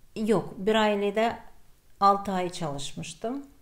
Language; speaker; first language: Turkish; non-native, fluent; Gagauz